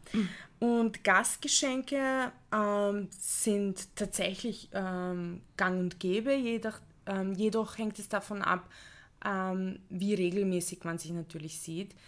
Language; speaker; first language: German; early bilingual, other home language; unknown